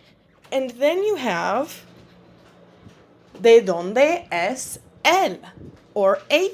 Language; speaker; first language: Spanish; non-native, fluent; English